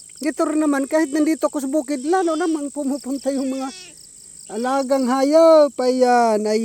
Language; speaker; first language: Filipino; non-native, local second language; Bikol